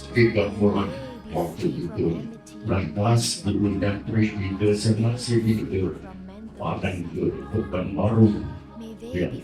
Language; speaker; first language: Indonesian; non-native, learner; Thai